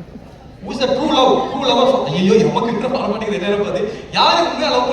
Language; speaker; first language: Tamil; native; Tamil